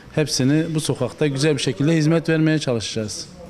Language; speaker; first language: Turkish; native; Turkish